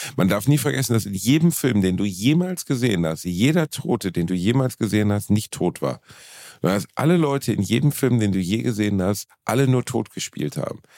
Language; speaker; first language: German; native; German